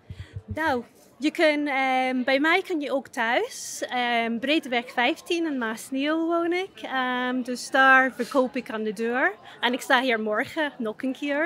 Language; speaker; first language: Dutch; non-native, fluent; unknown